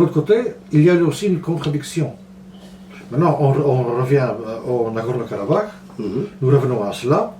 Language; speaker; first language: French; non-native, local second language; Dutch